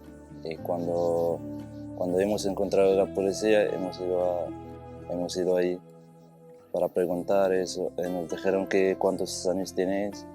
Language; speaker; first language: Spanish; non-native, fluent; Arabic